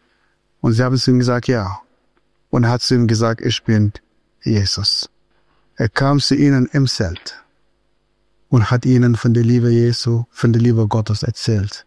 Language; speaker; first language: German; non-native, fluent; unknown